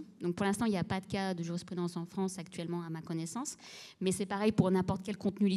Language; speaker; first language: French; native; French